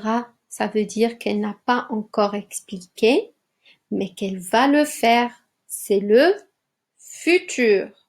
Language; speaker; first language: French; non-native, local second language; Arabic